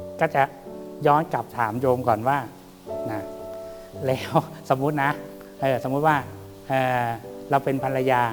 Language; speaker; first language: Thai; native; Thai